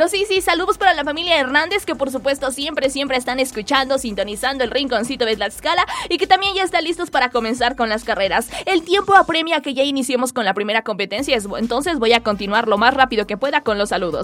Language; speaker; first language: Spanish; native; Spanish